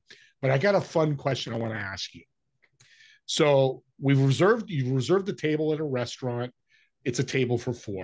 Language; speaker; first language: English; native; English